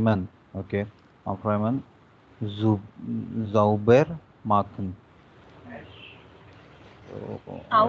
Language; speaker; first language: German; non-native, learner; Hindi